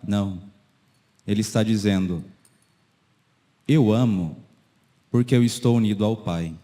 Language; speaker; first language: Portuguese; native; Portuguese